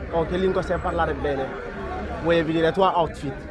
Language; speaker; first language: Italian; non-native, learner; Wolof